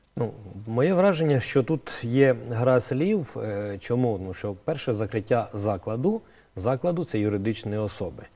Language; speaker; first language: Ukrainian; native; Ukrainian